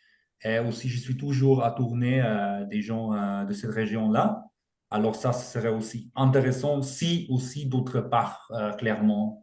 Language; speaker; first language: French; non-native, fluent; German